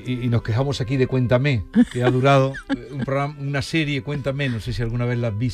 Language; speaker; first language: Spanish; native; Spanish